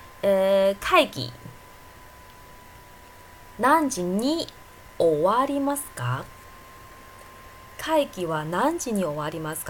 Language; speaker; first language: Japanese; non-native, fluent; Chinese